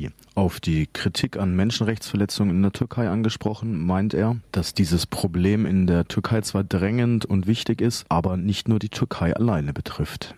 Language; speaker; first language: German; native; German